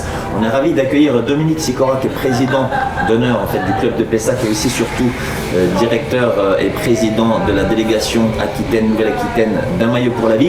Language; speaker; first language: French; native; French